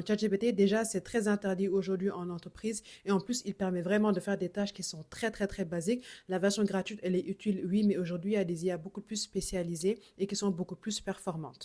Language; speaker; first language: French; native; French